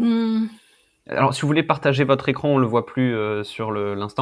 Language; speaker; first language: French; native; French